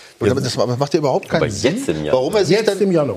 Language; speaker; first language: German; native; German